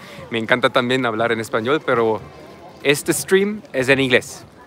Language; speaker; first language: Spanish; non-native, fluent; German